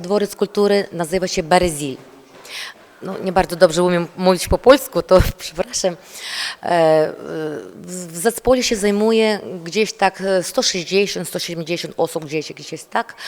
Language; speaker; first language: Polish; non-native, learner; Ukrainian